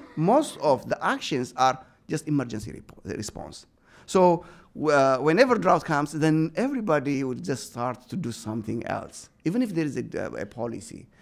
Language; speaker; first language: English; non-native, fluent; Amharic